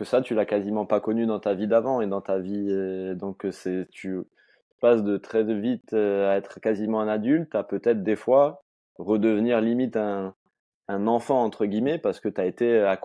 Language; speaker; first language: French; native; French